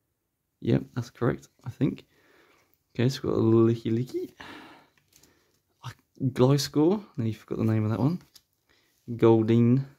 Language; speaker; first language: English; native; English